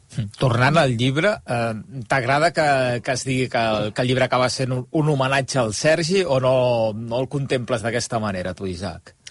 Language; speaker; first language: Catalan; native; Catalan